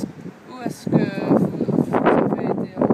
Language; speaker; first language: French; non-native, learner; Dutch